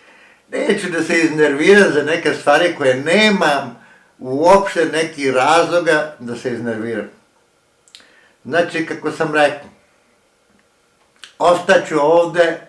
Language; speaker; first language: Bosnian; early bilingual, heritage; Croatian